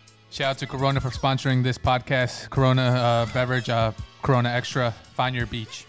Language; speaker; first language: English; early bilingual, other home language; Spanish